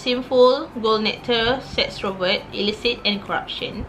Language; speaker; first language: English; non-native, local second language; Malay